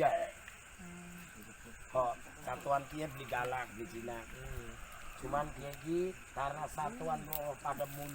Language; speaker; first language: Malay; non-native, local second language; Javanese